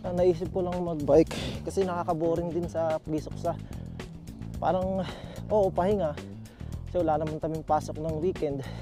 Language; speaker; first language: Filipino; native; Filipino